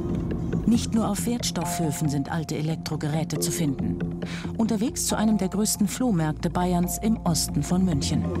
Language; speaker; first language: German; native; German